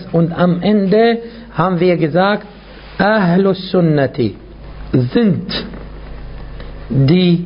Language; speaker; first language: German; non-native, fluent; Arabic